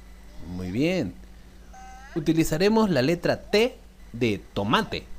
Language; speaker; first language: Spanish; native; Spanish